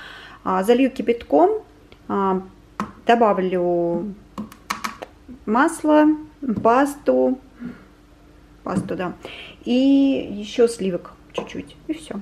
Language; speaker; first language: Russian; native; Russian